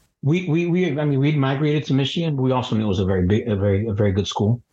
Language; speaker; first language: English; early bilingual, other home language; Spanish